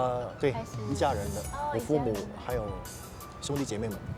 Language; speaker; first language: Chinese; non-native, fluent; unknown